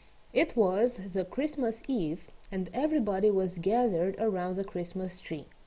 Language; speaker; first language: English; non-native, fluent; Romanian